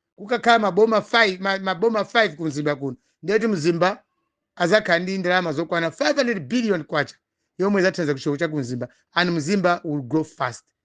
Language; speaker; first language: Nyanja; non-native, local second language; Tumbuka